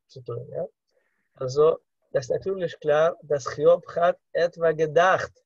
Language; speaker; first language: German; non-native, fluent; Russian